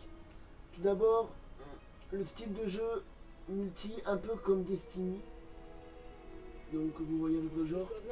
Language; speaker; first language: French; native; French